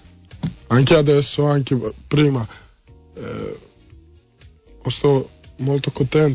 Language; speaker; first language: Italian; non-native, learner; Serbian